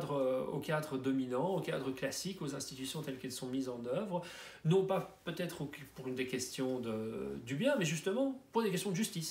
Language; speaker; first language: French; native; French